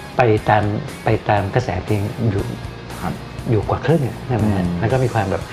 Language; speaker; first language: Thai; native; Thai